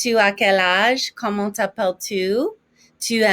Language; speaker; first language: French; non-native, fluent; English